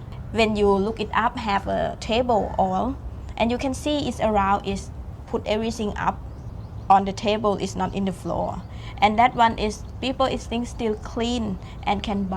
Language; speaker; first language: English; non-native, learner; Thai